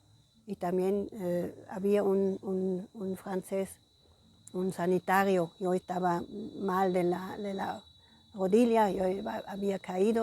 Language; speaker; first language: Spanish; non-native, fluent; German